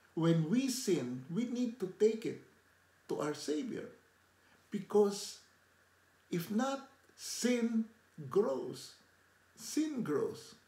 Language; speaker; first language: English; non-native, local second language; Filipino